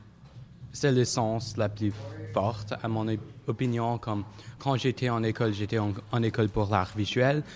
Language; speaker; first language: French; non-native, local second language; English